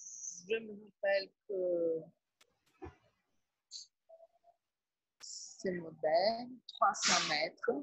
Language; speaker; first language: French; non-native, learner; Portuguese